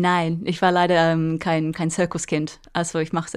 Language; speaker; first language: German; non-native, fluent; English